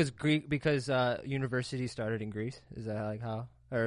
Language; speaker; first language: English; native; English